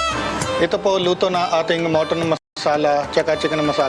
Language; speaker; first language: Filipino; non-native, learner; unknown